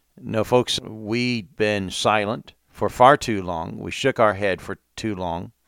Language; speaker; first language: English; native; English